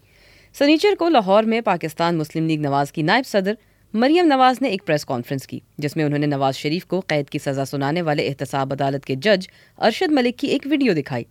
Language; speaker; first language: Urdu; native; Urdu